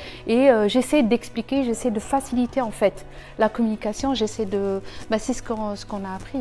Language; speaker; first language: French; native; French